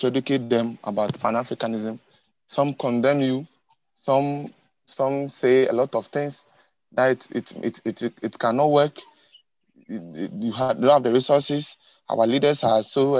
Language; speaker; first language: English; non-native, local second language; Ewe